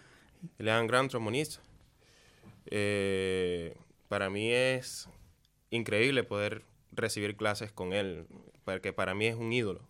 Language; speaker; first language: French; non-native, learner; Spanish